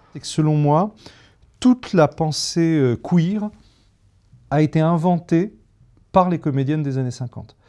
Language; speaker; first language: French; native; French